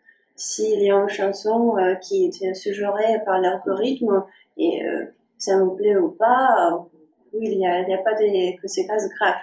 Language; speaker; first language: French; non-native, fluent; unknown